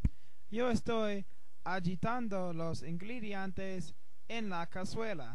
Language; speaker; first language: Spanish; non-native, learner; English